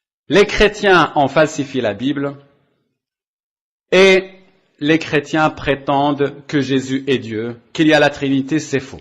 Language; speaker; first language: French; non-native, local second language; Arabic